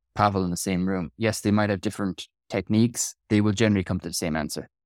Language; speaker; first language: English; native; English